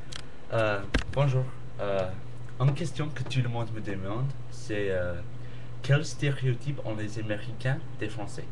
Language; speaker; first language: French; non-native, learner; English